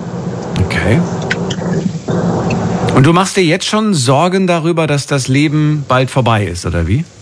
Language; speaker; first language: German; native; German